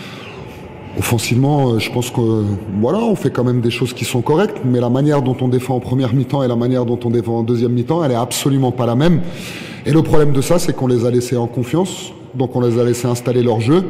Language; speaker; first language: French; native; French